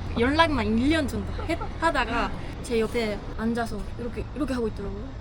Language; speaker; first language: Korean; non-native, fluent; Japanese